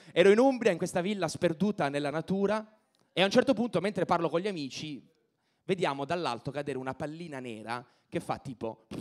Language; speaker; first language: Italian; native; Italian